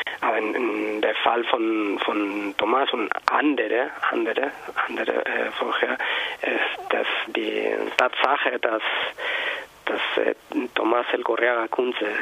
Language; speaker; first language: German; non-native, learner; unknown